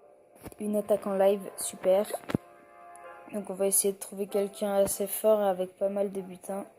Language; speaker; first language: French; native; French